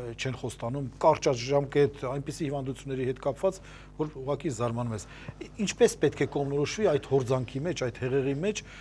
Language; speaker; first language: Armenian; native; Armenian